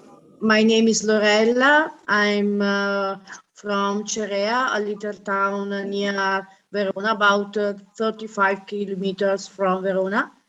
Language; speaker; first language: English; non-native, learner; Italian